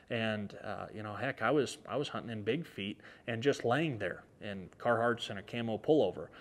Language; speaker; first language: English; native; English